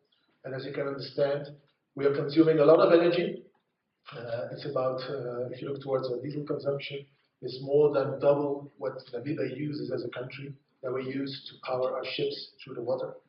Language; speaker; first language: English; non-native, fluent; Dutch